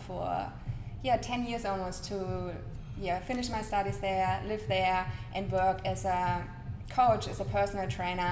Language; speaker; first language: English; non-native, fluent; German